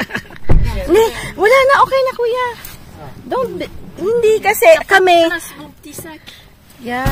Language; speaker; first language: Filipino; native; Filipino